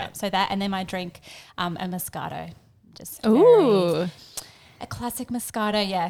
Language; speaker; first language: English; native; English